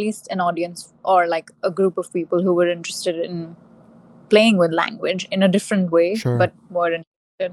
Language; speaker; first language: English; non-native, local second language; Hindi